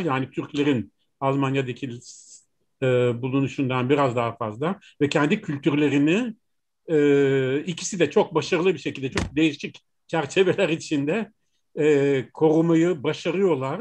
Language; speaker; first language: Turkish; non-native, fluent; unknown